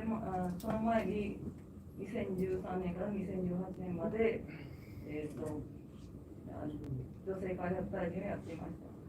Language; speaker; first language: Japanese; non-native, fluent; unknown